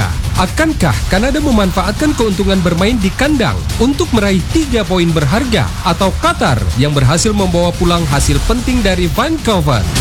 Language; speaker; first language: Indonesian; native; Indonesian